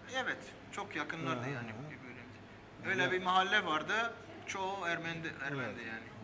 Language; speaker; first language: Turkish; early bilingual, heritage; Armenian